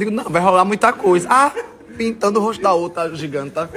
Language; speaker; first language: Portuguese; native; Portuguese